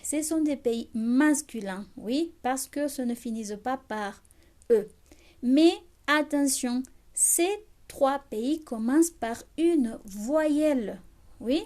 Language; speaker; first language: French; non-native, fluent; Spanish